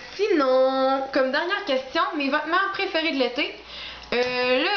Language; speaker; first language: French; native; French